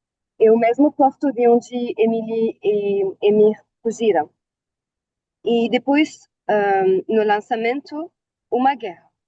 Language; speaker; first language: Portuguese; non-native, learner; Arabic